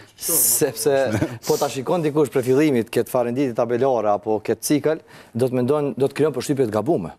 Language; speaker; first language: Albanian; native; Albanian